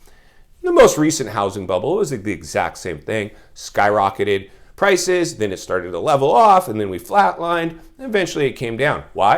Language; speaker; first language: English; native; English